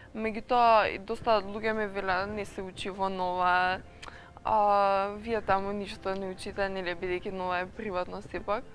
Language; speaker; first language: Macedonian; native; Macedonian